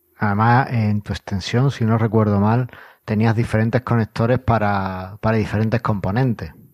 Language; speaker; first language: Spanish; native; Spanish